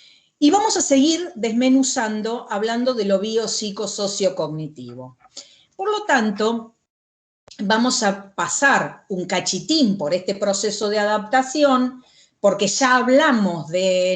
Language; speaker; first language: Spanish; native; Spanish